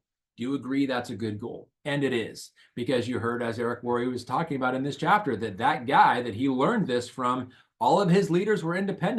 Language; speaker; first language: English; native; English